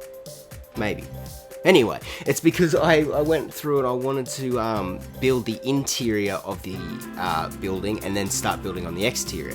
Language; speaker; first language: English; native; English